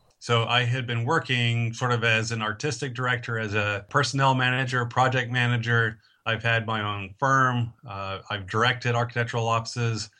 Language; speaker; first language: English; native; English